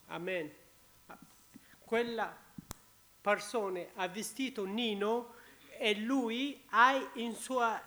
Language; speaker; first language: Italian; non-native, learner; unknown